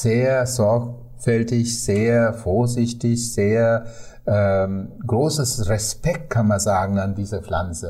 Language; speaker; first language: German; non-native, fluent; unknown